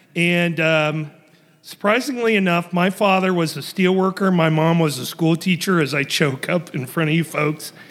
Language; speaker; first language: English; native; English